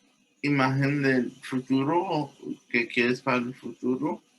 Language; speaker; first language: Spanish; early bilingual, heritage; English